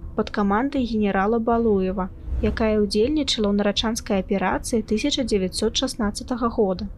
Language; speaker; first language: Belarusian; native; Belarusian